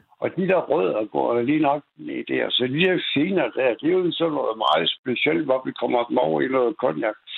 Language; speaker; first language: Danish; native; Danish